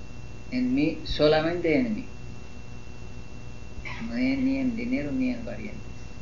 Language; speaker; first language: Spanish; non-native, fluent; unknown